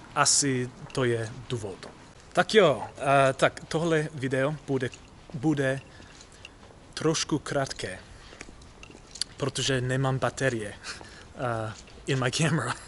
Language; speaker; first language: Czech; non-native, learner; English